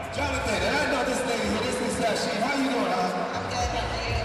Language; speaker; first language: English; native; English